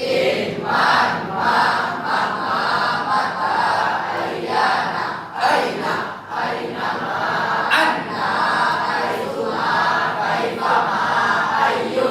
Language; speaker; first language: Arabic; non-native, learner; Indonesian